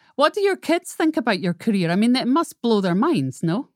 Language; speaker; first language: English; native; English